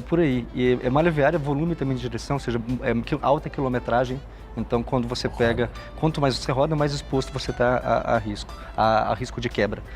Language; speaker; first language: Portuguese; native; Portuguese